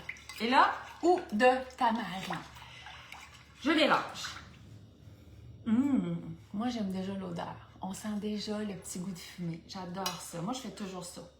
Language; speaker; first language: French; native; French